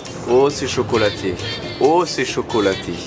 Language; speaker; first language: French; native; French